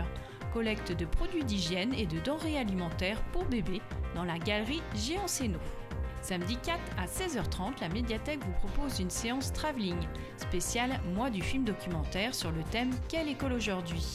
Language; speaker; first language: French; native; French